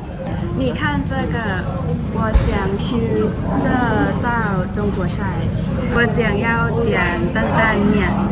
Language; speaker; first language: Chinese; non-native, learner; English